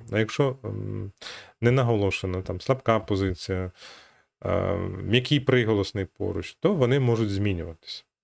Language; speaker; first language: Ukrainian; native; Ukrainian